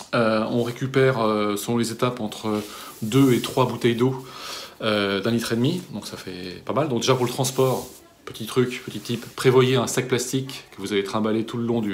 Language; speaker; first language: French; native; French